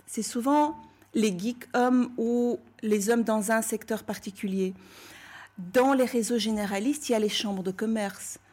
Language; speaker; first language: French; non-native, fluent; Bulgarian